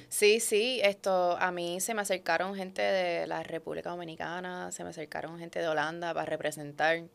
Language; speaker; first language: Spanish; early bilingual, other home language; Dutch